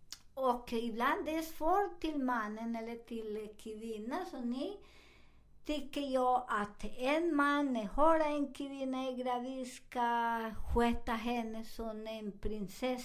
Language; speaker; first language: Swedish; non-native, learner; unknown